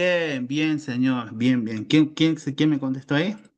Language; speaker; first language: Spanish; native; Spanish